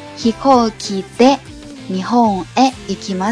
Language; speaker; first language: Japanese; non-native, fluent; Chinese